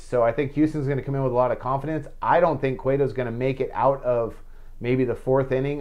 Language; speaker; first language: English; native; English